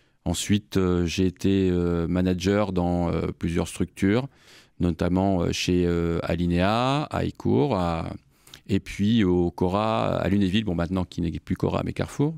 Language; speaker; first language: French; native; French